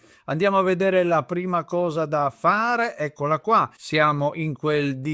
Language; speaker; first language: Italian; native; Italian